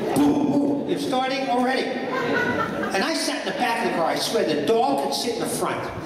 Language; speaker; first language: English; native; English